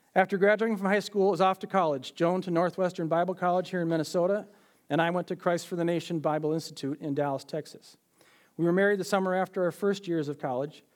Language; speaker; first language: English; native; English